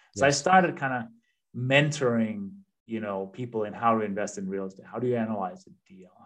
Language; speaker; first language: English; non-native, fluent; Danish